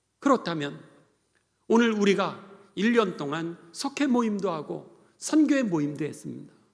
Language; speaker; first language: Korean; native; Korean